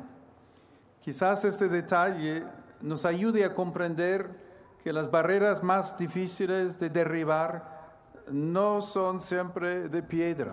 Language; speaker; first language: Spanish; non-native, fluent; English